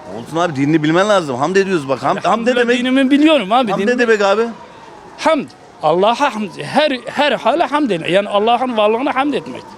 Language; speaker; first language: Turkish; native; Turkish